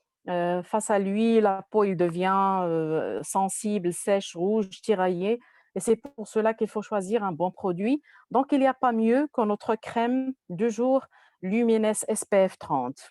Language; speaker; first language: French; non-native, local second language; Arabic